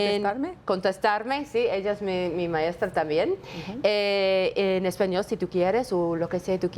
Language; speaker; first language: Spanish; non-native, learner; English